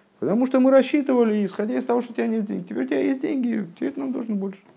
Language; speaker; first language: Russian; native; Russian